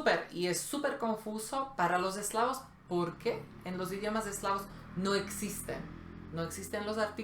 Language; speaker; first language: Spanish; non-native, fluent; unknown